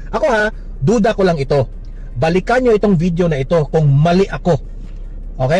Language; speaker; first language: Filipino; native; Filipino